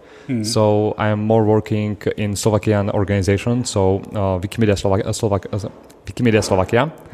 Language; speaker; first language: English; non-native, fluent; Slovak